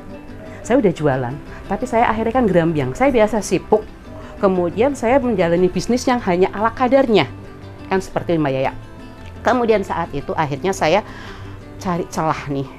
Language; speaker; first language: Indonesian; native; Indonesian